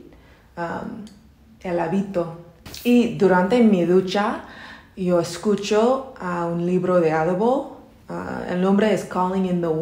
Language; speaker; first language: Spanish; non-native, learner; English